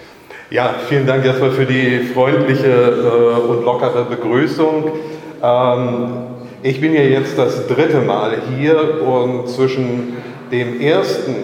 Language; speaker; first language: German; native; German